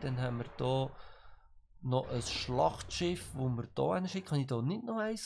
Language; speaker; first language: German; native; German